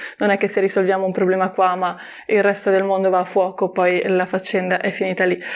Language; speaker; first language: Italian; native; Italian